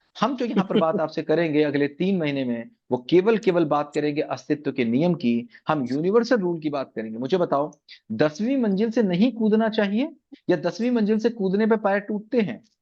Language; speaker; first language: Hindi; native; Hindi